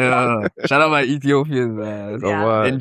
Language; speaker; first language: English; native; English